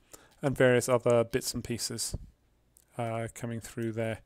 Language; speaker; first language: English; native; English